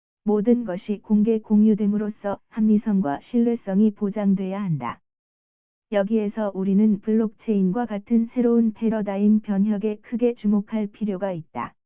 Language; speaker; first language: Korean; native; Korean